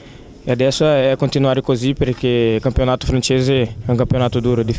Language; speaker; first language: Italian; non-native, fluent; Portuguese